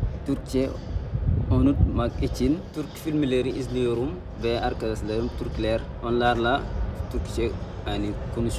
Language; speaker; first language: Turkish; non-native, learner; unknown